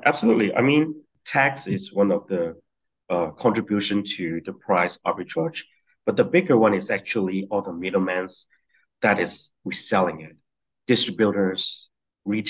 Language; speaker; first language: English; non-native, local second language; Cantonese